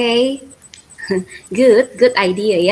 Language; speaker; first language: English; non-native, fluent; Indonesian